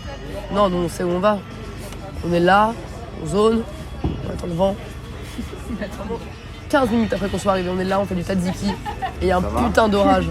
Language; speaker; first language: French; native; French